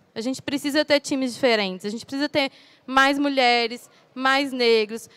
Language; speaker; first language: Portuguese; native; Portuguese